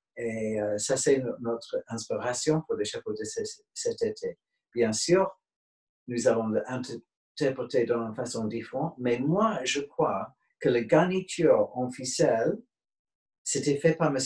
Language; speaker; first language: French; non-native, fluent; English